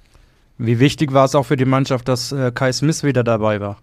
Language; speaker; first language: German; native; German